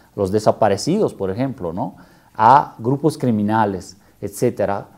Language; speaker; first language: Spanish; non-native, fluent; Italian